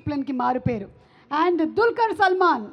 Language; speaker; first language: Telugu; native; Telugu